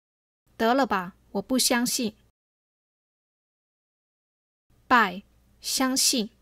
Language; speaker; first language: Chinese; native; Chinese